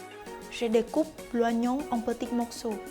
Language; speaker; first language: French; non-native, fluent; Vietnamese